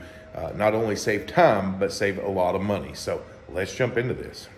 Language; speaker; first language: English; native; English